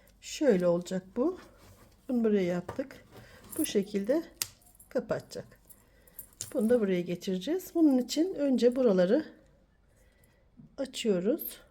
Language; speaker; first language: Turkish; native; Turkish